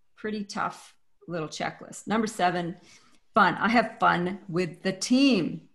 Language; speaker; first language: English; native; English